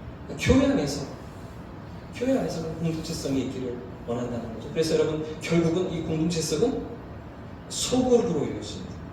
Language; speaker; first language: Korean; native; Korean